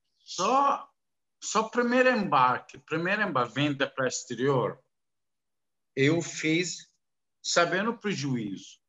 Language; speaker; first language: Portuguese; non-native, learner; Arabic